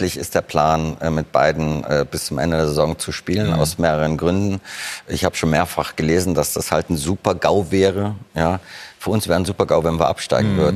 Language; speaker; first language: German; native; German